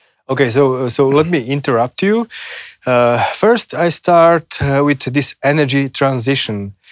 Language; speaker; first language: English; non-native, fluent; Slovak